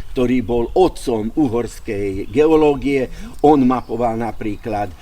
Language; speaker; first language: Slovak; non-native, local second language; Hungarian